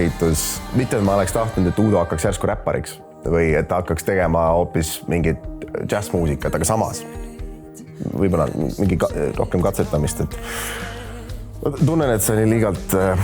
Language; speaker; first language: Estonian; native; Estonian